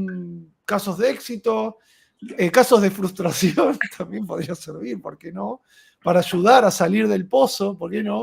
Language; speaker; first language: Spanish; native; Spanish